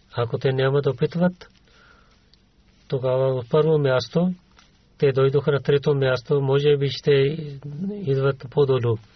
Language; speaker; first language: Bulgarian; non-native, learner; Urdu